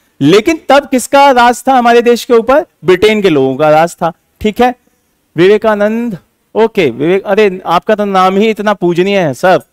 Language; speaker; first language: Hindi; native; Hindi